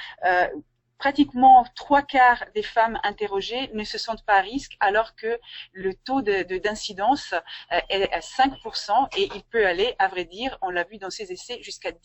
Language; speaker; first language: French; native; French